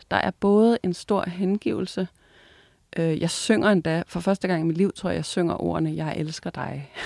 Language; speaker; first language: Danish; native; Danish